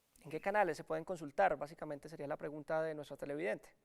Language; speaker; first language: Spanish; native; Spanish